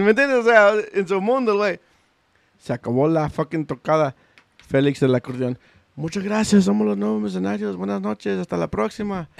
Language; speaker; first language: Spanish; early bilingual, heritage; Spanish